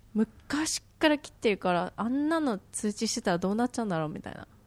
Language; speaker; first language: Japanese; native; Japanese